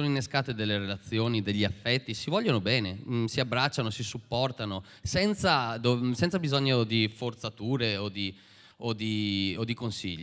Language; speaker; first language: Italian; native; Italian